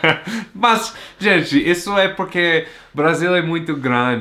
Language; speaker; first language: Portuguese; non-native, learner; English